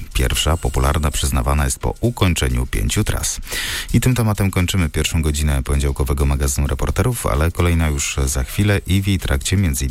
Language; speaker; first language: Polish; native; Polish